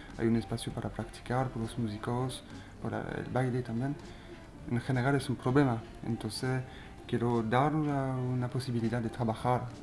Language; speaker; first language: Spanish; non-native, learner; French